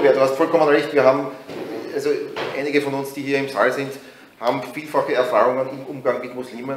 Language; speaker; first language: German; native; German